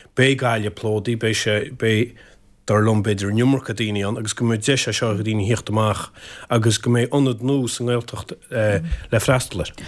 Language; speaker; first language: Irish; native; Irish